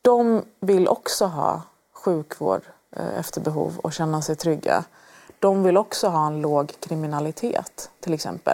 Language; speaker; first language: Swedish; early bilingual, other home language; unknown